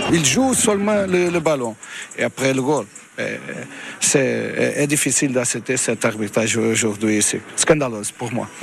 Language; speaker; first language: French; non-native, learner; Portuguese